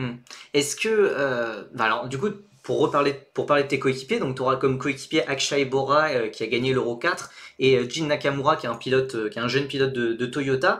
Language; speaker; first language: French; native; French